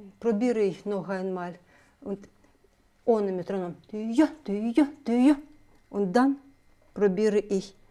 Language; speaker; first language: German; non-native, learner; Russian